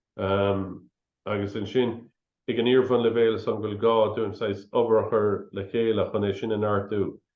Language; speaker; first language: Irish; non-native, local second language; English